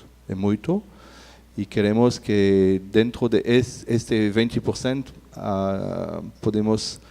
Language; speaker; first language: Portuguese; non-native, learner; French